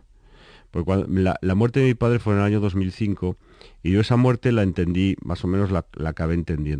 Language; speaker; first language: Spanish; native; Spanish